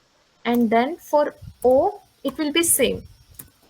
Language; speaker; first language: English; non-native, local second language; Hindi